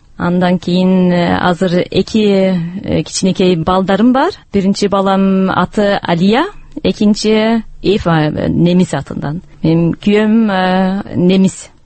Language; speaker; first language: Kyrgyz; early bilingual, heritage; Kyrgyz